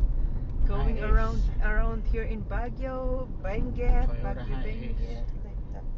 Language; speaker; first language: English; non-native, local second language; Iloko